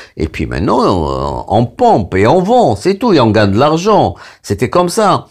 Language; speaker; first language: French; non-native, local second language; Arabic